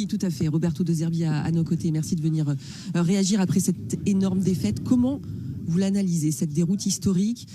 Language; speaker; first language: French; native; French